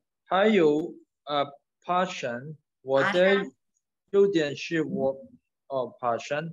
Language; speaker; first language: Chinese; non-native, learner; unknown